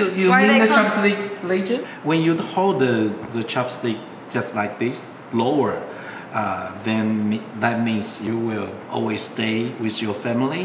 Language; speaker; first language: English; non-native, learner; Chinese